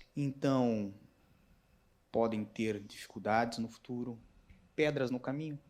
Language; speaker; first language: Portuguese; native; Portuguese